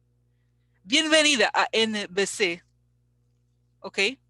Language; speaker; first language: Spanish; non-native, learner; English